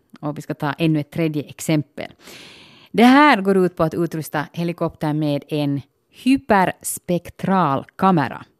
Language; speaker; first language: Swedish; native; Swedish